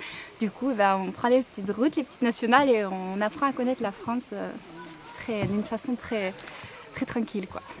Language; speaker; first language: French; native; French